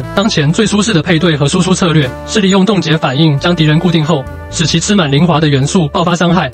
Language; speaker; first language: Chinese; native; Chinese